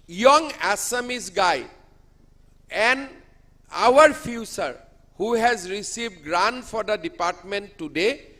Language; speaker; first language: English; non-native, local second language; Assamese